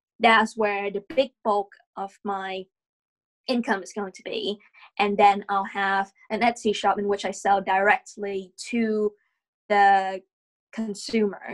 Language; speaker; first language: English; non-native, fluent; Vietnamese